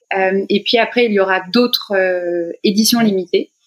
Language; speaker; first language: French; native; French